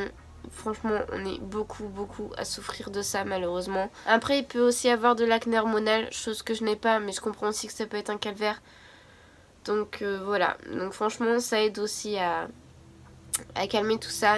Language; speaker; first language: French; native; French